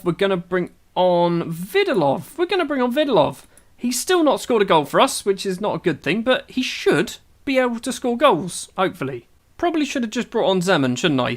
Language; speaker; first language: English; native; English